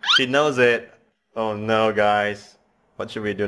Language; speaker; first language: English; non-native, fluent; Indonesian